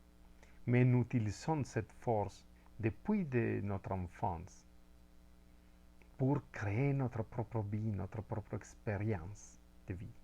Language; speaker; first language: French; non-native, fluent; Spanish